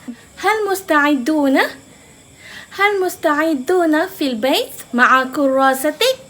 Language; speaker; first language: Arabic; non-native, fluent; Malay